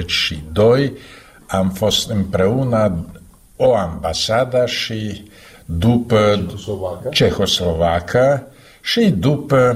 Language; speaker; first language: Romanian; non-native, learner; Slovak